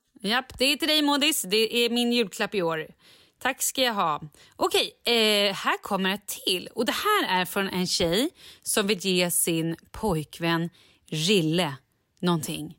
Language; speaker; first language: Swedish; native; Swedish